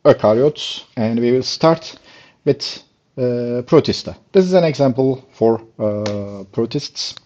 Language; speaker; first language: English; non-native, fluent; Turkish